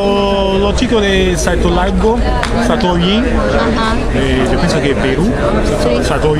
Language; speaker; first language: Spanish; non-native, learner; Portuguese